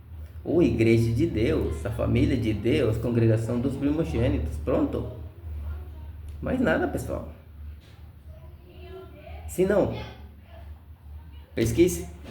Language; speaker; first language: Portuguese; non-native, fluent; Spanish